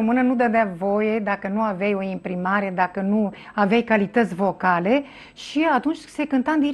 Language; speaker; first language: Romanian; native; Romanian